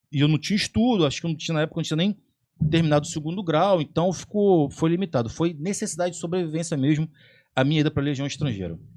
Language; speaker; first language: Portuguese; native; Portuguese